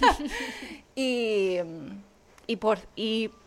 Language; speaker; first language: Spanish; non-native, fluent; English